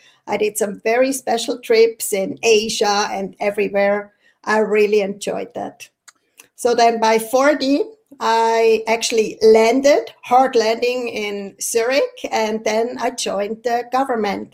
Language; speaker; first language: English; non-native, fluent; Swiss German